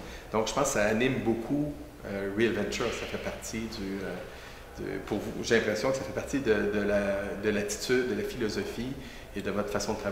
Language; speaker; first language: French; native; French